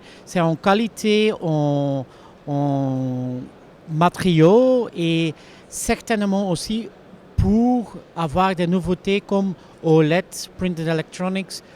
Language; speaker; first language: French; non-native, local second language; Dutch